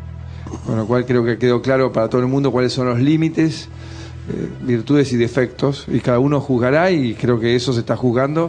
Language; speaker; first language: Spanish; native; Spanish